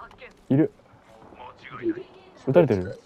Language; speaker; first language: Japanese; native; Japanese